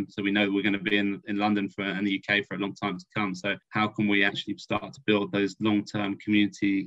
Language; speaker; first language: English; native; English